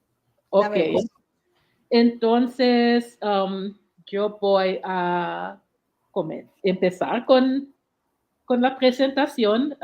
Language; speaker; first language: Spanish; non-native, learner; English